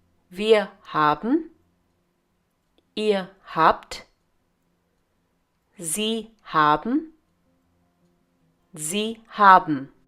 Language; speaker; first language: German; non-native, fluent; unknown